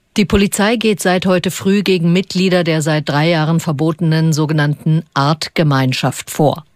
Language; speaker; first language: German; native; German